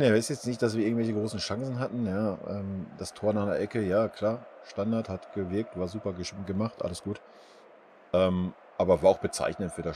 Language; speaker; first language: German; native; German